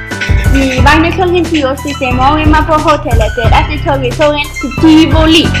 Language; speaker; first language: Danish; non-native, learner; Icelandic